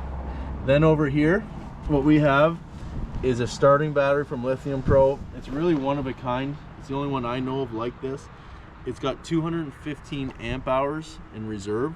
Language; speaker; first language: English; native; English